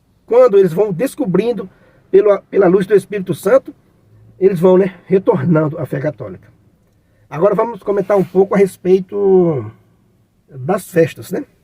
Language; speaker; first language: Portuguese; native; Portuguese